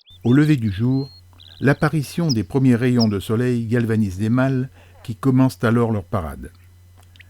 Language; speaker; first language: French; native; French